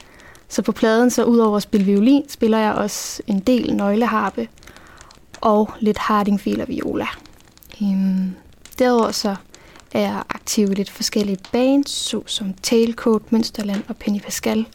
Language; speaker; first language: Danish; native; Danish